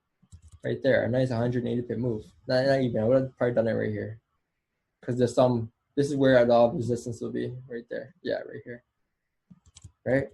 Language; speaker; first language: English; native; English